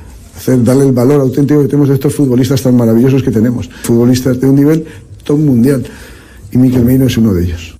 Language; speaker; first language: Spanish; native; Spanish